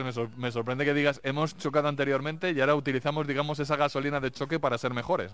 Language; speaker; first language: Spanish; native; Spanish